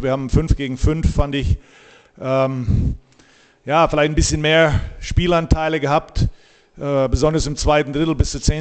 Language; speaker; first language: German; native; German